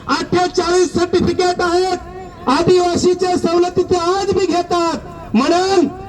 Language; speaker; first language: Marathi; non-native, local second language; Lambadi